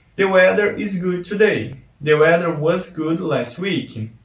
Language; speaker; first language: English; non-native, fluent; Portuguese